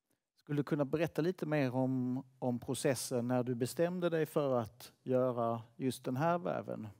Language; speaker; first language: Swedish; native; Swedish